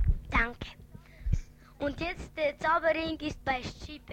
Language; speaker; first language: German; early bilingual, other home language; Albanian